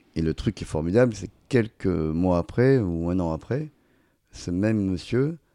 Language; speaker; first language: French; native; French